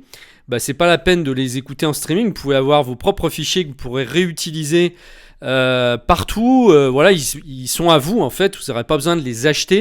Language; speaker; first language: French; native; French